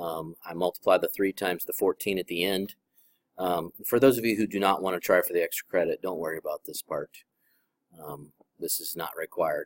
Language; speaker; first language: English; native; English